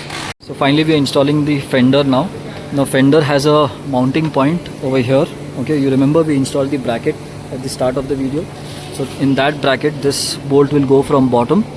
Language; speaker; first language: English; non-native, local second language; Hindi